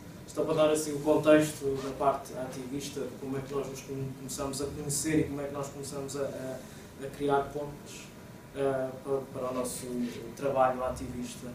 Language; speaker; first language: Portuguese; native; Portuguese